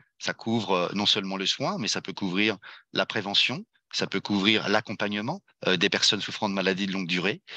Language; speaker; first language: French; native; French